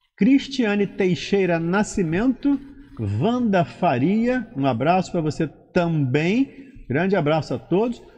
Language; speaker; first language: Portuguese; native; Portuguese